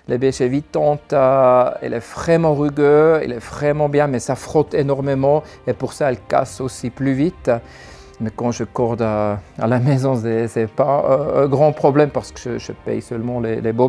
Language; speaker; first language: French; non-native, learner; German